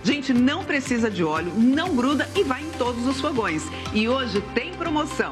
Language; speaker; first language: Portuguese; native; Portuguese